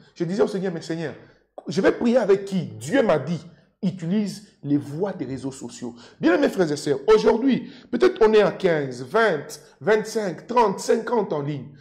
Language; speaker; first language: French; non-native, local second language; Lingala